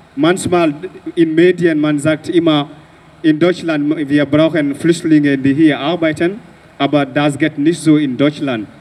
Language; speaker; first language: German; non-native, fluent; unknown